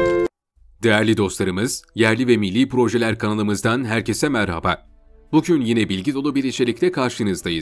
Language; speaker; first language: Turkish; native; Turkish